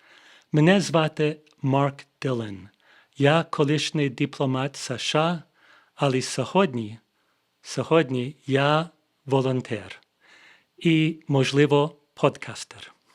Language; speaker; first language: Ukrainian; non-native, fluent; English